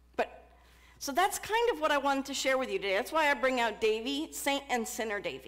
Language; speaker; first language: English; native; English